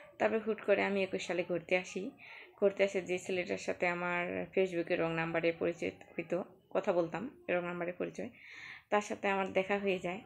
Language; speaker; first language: Bangla; non-native, local second language; Rangpuri